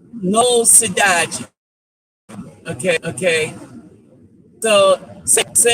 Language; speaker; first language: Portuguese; non-native, learner; English